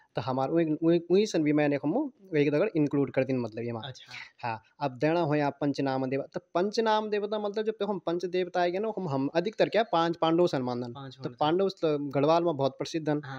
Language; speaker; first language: Hindi; non-native, local second language; Garhwali